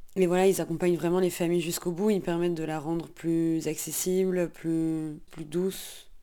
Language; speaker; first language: French; native; French